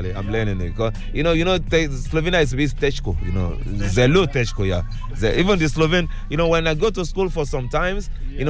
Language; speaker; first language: English; non-native, local second language; Yoruba